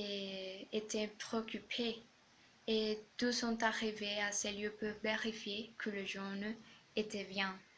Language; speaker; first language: French; non-native, learner; Spanish